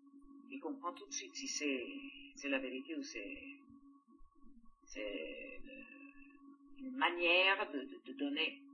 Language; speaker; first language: French; non-native, fluent; Greek